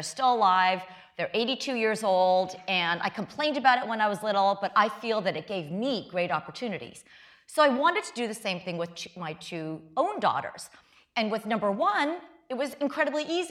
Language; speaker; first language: English; early bilingual, other home language; Chinese